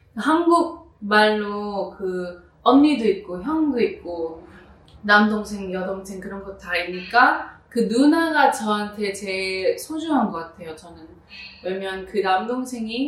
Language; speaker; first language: Korean; early bilingual, heritage; Korean